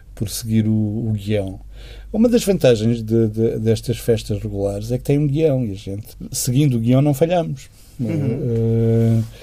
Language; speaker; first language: Portuguese; native; Portuguese